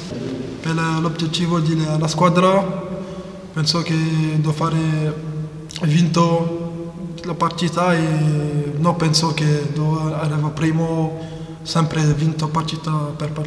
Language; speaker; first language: Italian; non-native, learner; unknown